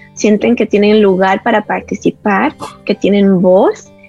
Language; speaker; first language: Spanish; early bilingual, heritage; Spanish